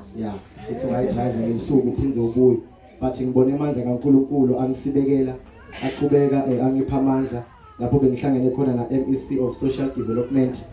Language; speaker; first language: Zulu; non-native, local second language; Swati